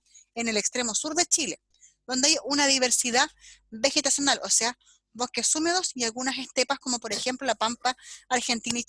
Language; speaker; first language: Spanish; native; Spanish